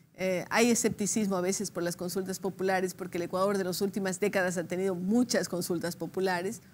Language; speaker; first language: Spanish; native; Spanish